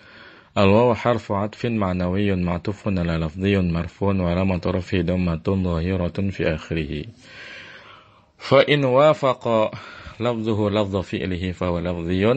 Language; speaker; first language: Arabic; non-native, fluent; Indonesian